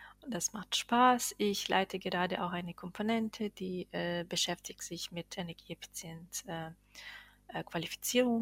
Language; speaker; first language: German; non-native, fluent; Bosnian